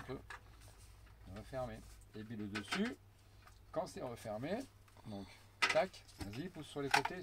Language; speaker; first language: French; native; French